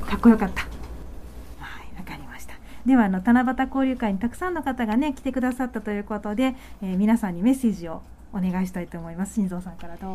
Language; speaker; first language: Japanese; native; Japanese